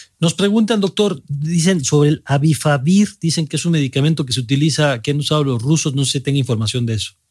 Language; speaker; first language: Spanish; native; Spanish